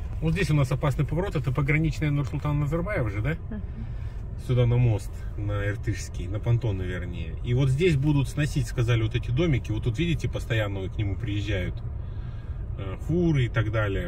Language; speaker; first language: Russian; native; Russian